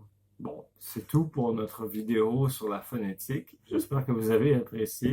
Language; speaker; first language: French; native; French